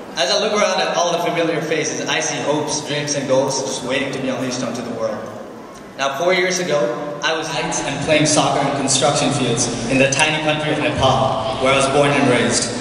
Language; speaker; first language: English; non-native, local second language; Nepali